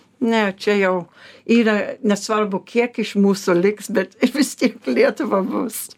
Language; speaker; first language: Lithuanian; early bilingual, heritage; Lithuanian